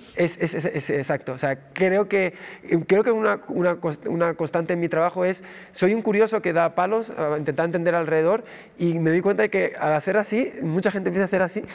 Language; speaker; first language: Spanish; native; Spanish